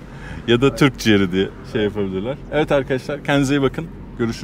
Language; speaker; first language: Turkish; native; Turkish